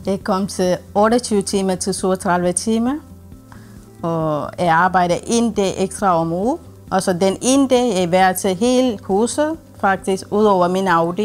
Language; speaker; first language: Danish; non-native, fluent; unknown